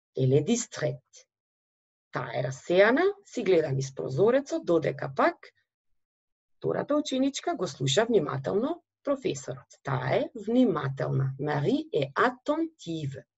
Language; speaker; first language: French; non-native, fluent; Macedonian